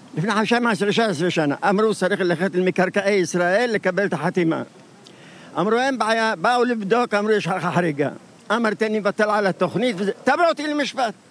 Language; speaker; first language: Hebrew; non-native, fluent; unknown